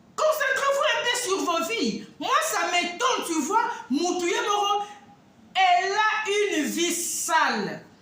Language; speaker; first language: French; non-native, local second language; Lingala